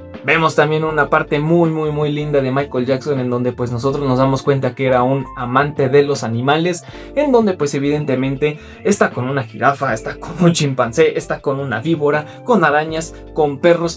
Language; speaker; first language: Spanish; native; Spanish